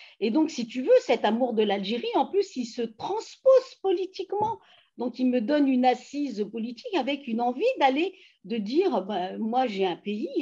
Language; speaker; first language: French; native; French